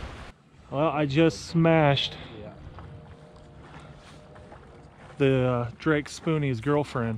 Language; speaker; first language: English; native; English